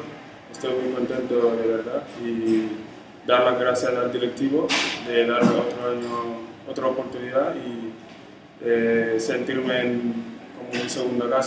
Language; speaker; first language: Spanish; non-native, fluent; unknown